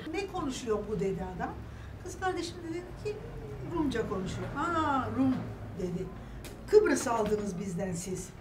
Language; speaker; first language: Turkish; non-native, local second language; Greek